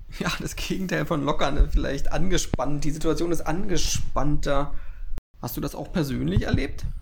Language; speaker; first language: German; native; German